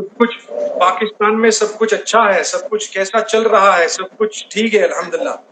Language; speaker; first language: Hindi; non-native, fluent; English